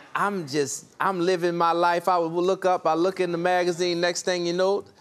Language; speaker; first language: English; native; English